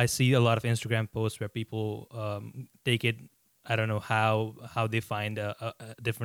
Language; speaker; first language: English; non-native, local second language; Gujarati